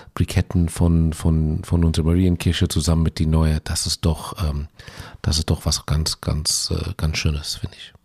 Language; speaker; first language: German; non-native, fluent; English